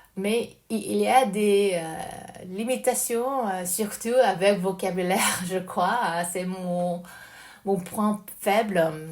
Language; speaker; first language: French; non-native, learner; Japanese